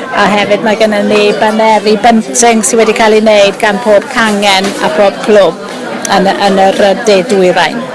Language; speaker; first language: Welsh; native; Welsh